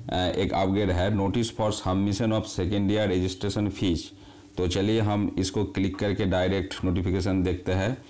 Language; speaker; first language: Hindi; non-native, local second language; Bangla